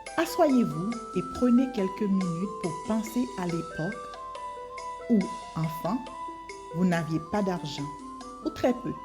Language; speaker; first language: French; native; French